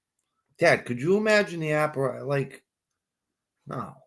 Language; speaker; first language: English; native; English